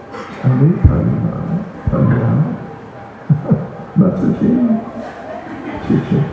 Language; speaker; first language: Russian; non-native, learner; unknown